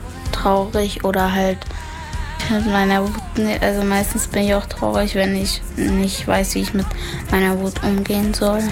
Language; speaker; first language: German; native; German